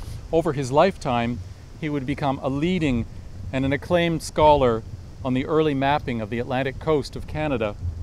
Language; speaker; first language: English; native; English